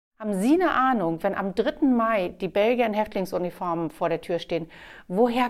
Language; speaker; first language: German; native; German